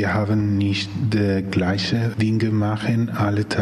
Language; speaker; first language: German; non-native, learner; Spanish